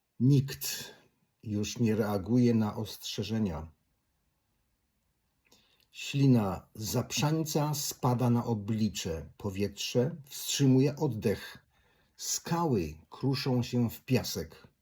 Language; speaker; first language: Polish; native; Polish